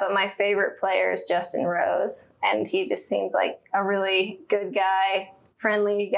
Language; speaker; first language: English; native; English